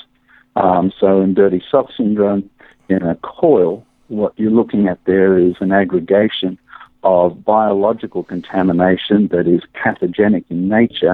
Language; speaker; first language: English; native; English